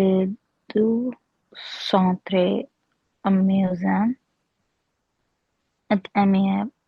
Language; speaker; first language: French; non-native, learner; Hindi